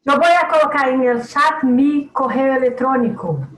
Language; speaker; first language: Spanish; non-native, learner; Portuguese